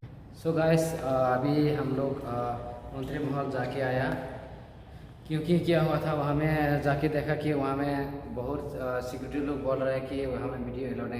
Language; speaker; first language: Hindi; non-native, local second language; Kok Borok